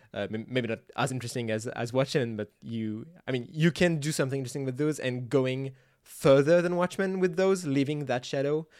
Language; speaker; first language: English; non-native, fluent; French